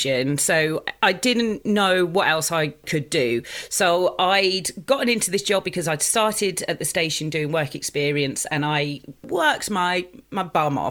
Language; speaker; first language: English; native; English